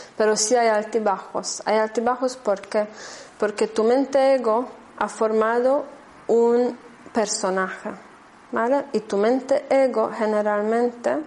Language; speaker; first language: Spanish; non-native, fluent; German